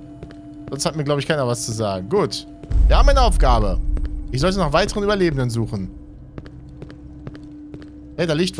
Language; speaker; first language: German; native; German